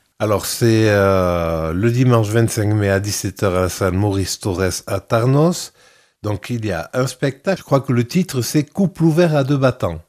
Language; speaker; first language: French; native; French